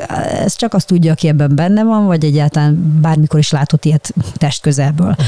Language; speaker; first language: Hungarian; native; Hungarian